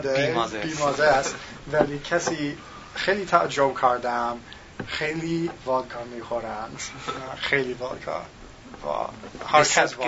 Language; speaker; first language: Persian; non-native, learner; English